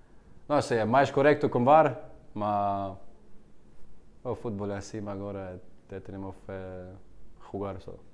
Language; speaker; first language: Portuguese; non-native, learner; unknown